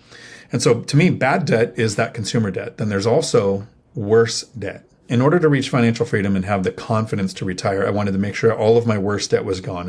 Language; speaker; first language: English; native; English